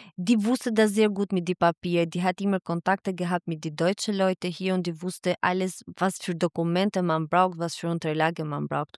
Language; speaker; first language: German; non-native, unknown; Albanian